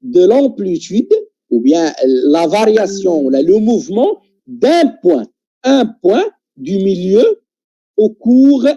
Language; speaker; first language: French; non-native, local second language; Arabic